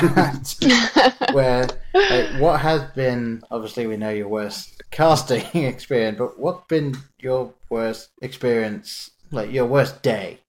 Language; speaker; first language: English; native; English